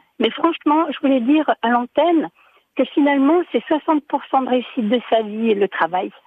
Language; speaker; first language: French; native; French